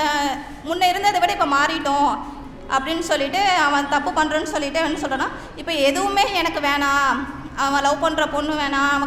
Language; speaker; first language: Tamil; native; Tamil